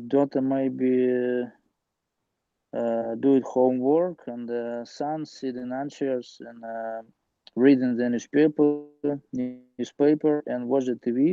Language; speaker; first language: English; non-native, learner; Russian